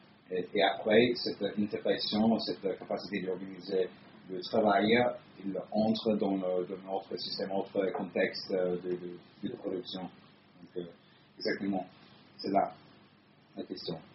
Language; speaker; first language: French; non-native, fluent; Italian